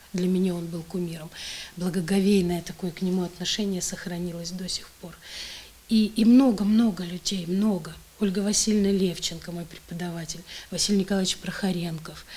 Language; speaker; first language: Russian; native; Russian